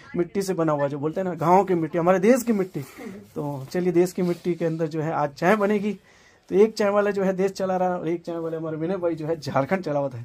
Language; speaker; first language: Hindi; non-native, local second language; Gujarati